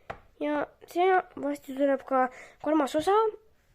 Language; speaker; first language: Estonian; non-native, local second language; Russian